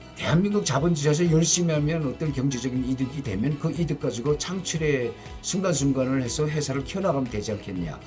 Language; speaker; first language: Korean; native; Korean